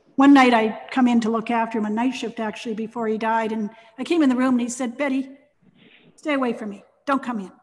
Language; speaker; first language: English; native; English